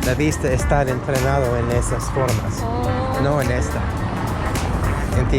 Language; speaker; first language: Spanish; non-native, learner; English